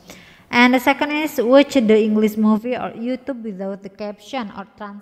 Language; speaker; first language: English; non-native, learner; Indonesian